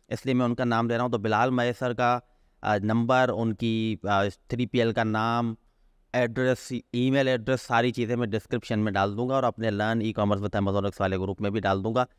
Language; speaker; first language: Urdu; non-native, local second language; Sindhi